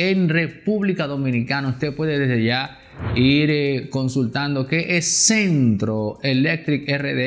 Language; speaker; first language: Spanish; native; Spanish